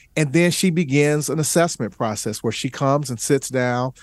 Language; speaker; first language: English; native; English